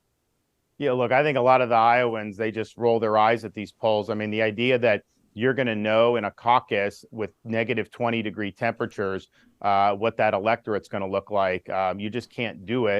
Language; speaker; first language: English; native; English